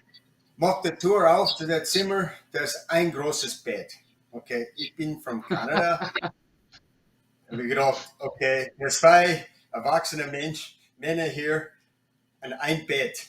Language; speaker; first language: German; non-native, learner; English